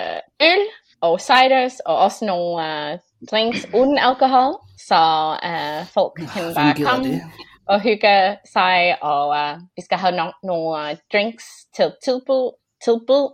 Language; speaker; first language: Danish; non-native, fluent; English